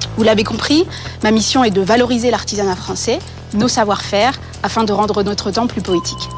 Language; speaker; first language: French; native; French